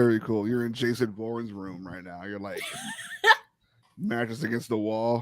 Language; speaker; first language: English; native; English